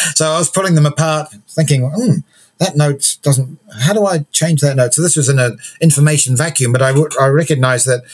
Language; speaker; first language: English; native; English